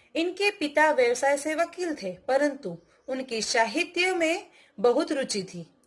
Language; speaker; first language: Hindi; non-native, local second language; Gujarati